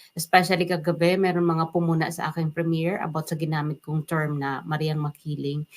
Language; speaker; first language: Filipino; non-native, local second language; Waray